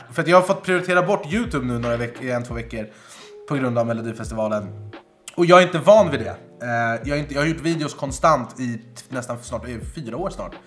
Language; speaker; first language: Swedish; native; Swedish